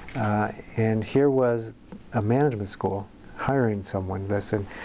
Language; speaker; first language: English; native; English